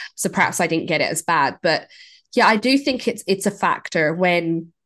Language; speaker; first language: English; native; English